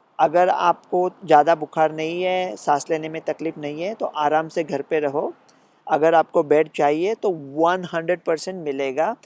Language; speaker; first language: Hindi; non-native, local second language; Marathi